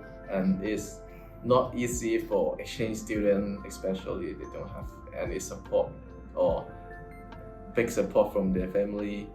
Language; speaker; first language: English; non-native, local second language; Cantonese